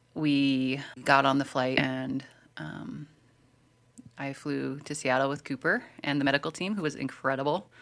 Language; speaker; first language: English; native; English